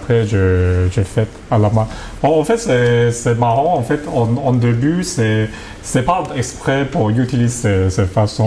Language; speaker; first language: French; non-native, learner; Cantonese